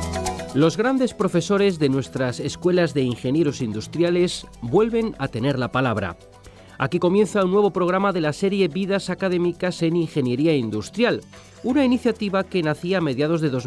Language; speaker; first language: Spanish; native; Spanish